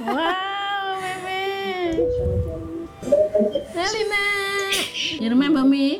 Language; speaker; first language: English; non-native, local second language; Indonesian